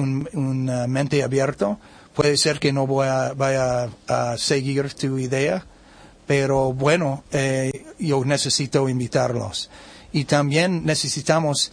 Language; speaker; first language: Spanish; non-native, learner; English